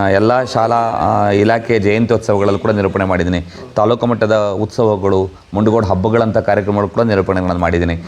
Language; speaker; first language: Kannada; non-native, local second language; Konkani